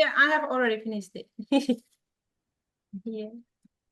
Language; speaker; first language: English; non-native, learner; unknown